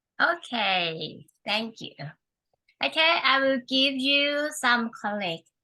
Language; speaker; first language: English; non-native, fluent; Thai